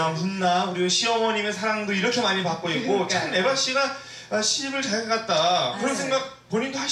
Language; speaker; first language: Korean; native; Korean